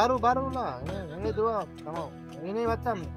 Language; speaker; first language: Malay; non-native, learner; Bangla